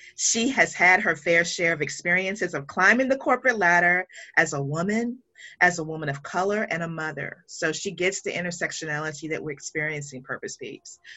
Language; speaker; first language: English; native; English